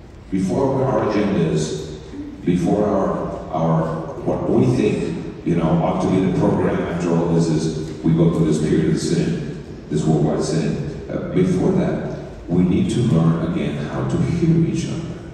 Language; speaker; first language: English; early bilingual, other home language; Spanish